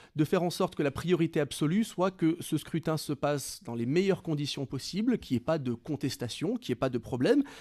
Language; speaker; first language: French; native; French